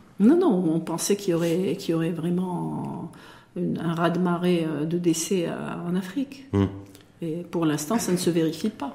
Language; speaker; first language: French; non-native, local second language; Arabic